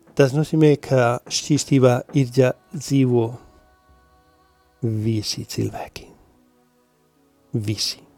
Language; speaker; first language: Latvian; non-native, learner; Spanish